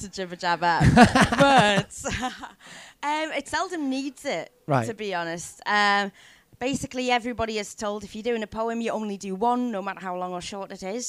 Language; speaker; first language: English; native; English